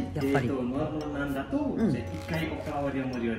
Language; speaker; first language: Japanese; non-native, fluent; Nepali